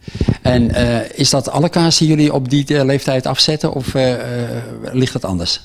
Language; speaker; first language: Dutch; native; Dutch